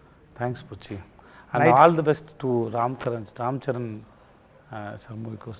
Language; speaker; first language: Telugu; non-native, learner; Tamil